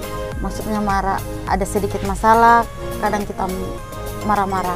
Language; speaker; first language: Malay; non-native, local second language; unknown